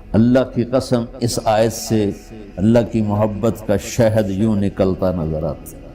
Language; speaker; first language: Urdu; non-native, local second language; Punjabi